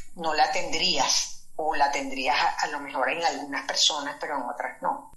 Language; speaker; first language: Spanish; native; Spanish